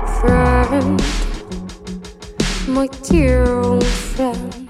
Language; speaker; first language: English; non-native, fluent; French